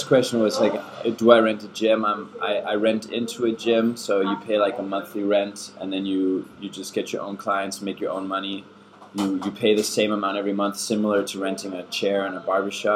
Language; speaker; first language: English; early bilingual, other home language; German